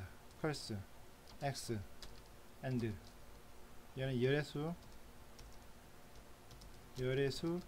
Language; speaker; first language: Korean; native; Korean